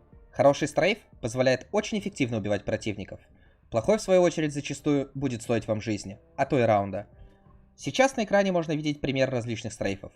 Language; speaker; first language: Russian; native; Russian